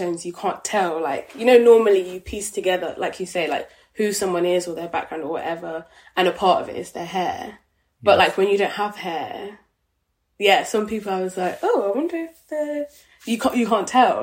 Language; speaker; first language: English; native; English